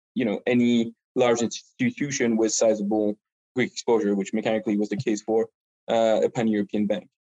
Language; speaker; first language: English; non-native, fluent; French